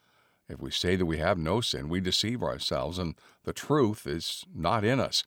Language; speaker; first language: English; native; English